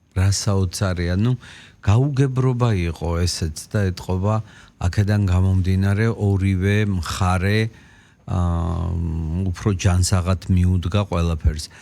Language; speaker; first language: Georgian; native; Georgian